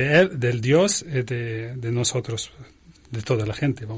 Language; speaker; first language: Spanish; non-native, learner; Arabic